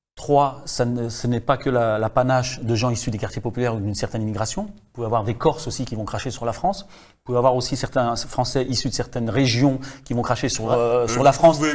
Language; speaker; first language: French; native; French